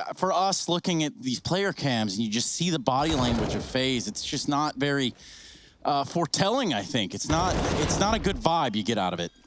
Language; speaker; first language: English; native; English